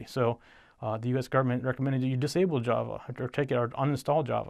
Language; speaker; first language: English; native; English